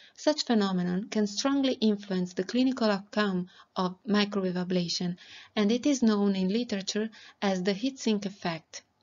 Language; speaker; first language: English; non-native, fluent; Italian